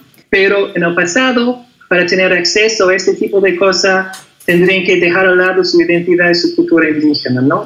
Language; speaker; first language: Spanish; non-native, fluent; English